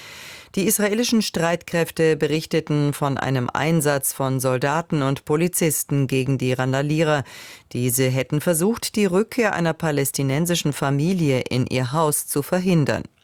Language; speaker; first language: German; native; German